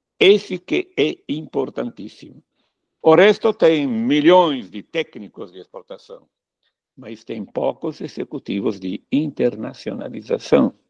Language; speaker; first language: Portuguese; non-native, fluent; Italian